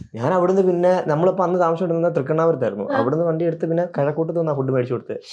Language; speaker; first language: Malayalam; native; Malayalam